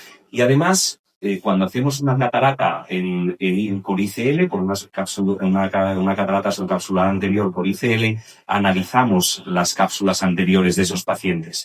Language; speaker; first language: Spanish; native; Spanish